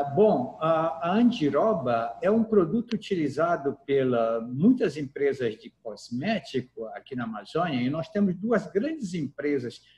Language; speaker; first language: Portuguese; native; Portuguese